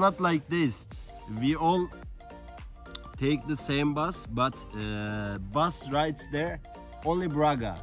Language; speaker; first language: English; non-native, fluent; Turkish